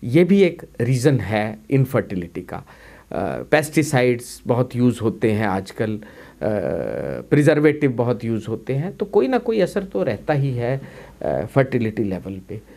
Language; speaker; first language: Hindi; non-native, local second language; Punjabi